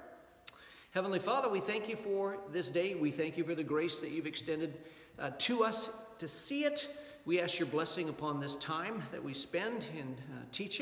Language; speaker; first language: English; native; English